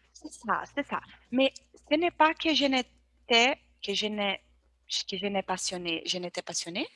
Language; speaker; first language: French; non-native, learner; Portuguese